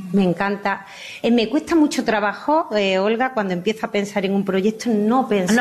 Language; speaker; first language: Spanish; native; Spanish